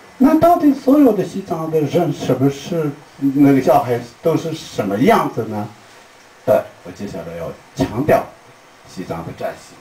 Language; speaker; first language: Chinese; non-native, local second language; Tibetan